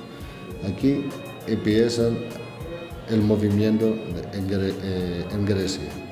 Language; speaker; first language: Spanish; non-native, learner; Greek